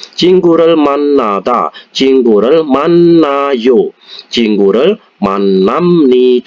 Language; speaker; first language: Korean; non-native, fluent; Indonesian